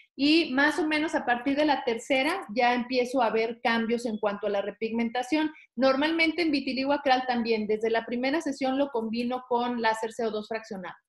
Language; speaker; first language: Spanish; native; Spanish